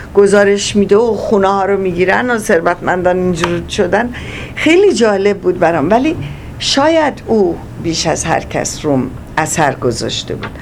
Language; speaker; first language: Persian; native; Persian